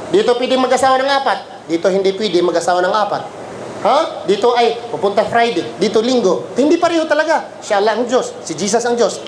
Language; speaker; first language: Filipino; non-native, local second language; Cebuano